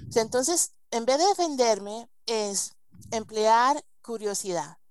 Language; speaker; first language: Spanish; early bilingual, heritage; Spanish